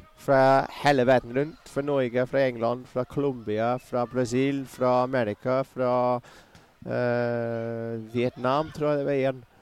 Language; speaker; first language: Norwegian; non-native, fluent; English